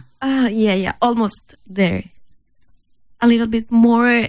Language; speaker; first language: English; non-native, fluent; Spanish